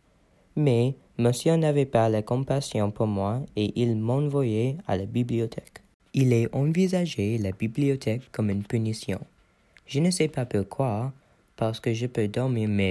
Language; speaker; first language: French; non-native, learner; English